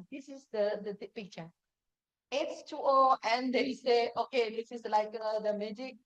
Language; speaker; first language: English; non-native, fluent; Indonesian